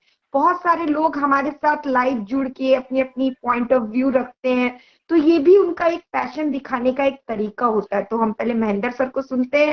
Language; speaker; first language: Hindi; native; Hindi